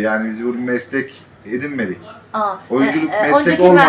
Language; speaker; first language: Turkish; native; Turkish